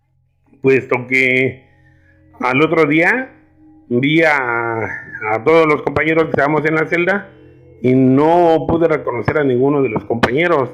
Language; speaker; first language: Spanish; native; Spanish